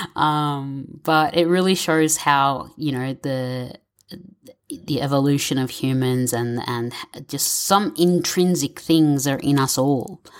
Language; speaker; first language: English; native; English